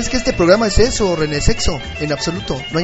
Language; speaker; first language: Spanish; native; Spanish